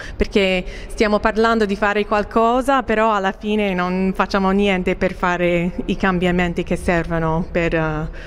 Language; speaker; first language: Italian; non-native, fluent; English